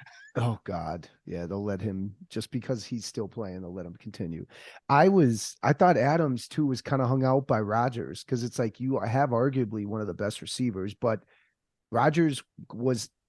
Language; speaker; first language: English; native; English